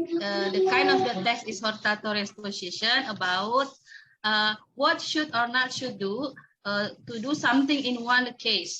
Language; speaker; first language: English; non-native, learner; Indonesian